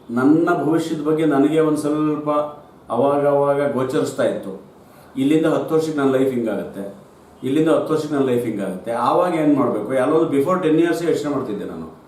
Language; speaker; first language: Kannada; native; Kannada